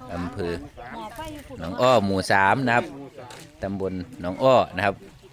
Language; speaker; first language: Thai; native; Thai